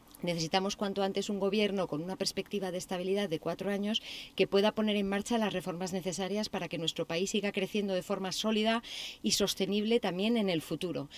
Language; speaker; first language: Spanish; native; Spanish